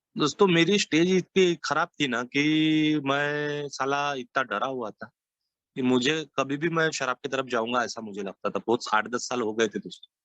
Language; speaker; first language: Hindi; non-native, local second language; Marathi